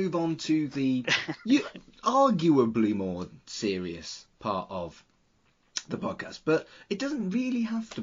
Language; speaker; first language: English; native; English